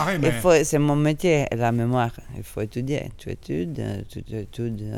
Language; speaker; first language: French; non-native, fluent; Italian